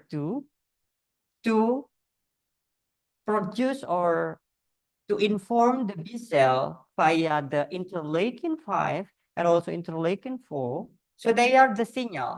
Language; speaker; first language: English; non-native, learner; Indonesian